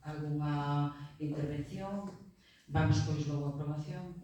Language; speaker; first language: Spanish; non-native, local second language; Galician